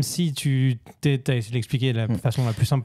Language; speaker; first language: French; native; French